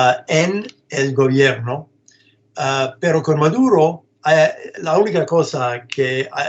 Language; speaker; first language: Spanish; non-native, fluent; English